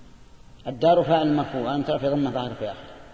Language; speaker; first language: Arabic; native; Arabic